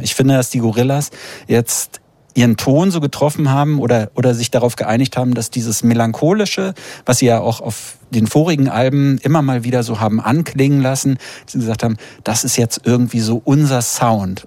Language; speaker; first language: German; native; German